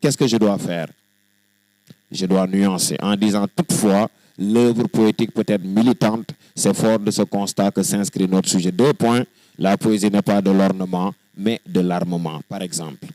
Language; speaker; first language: French; non-native, local second language; Wolof